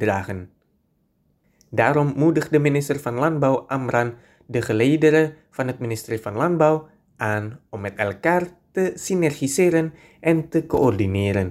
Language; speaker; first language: Dutch; non-native, fluent; Indonesian